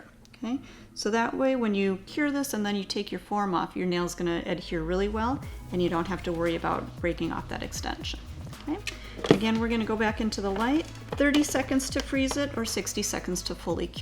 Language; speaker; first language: English; native; English